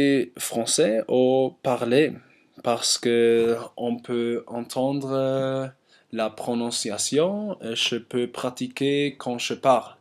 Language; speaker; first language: French; non-native, learner; German